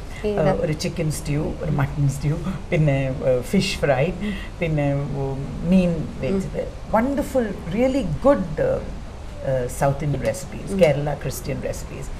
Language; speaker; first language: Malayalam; non-native, local second language; English